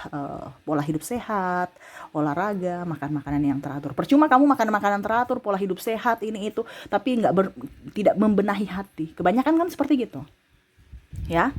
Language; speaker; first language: Indonesian; native; Indonesian